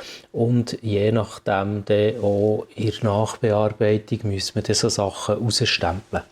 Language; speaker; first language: German; native; German